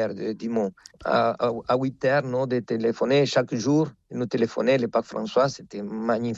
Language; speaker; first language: French; non-native, fluent; Spanish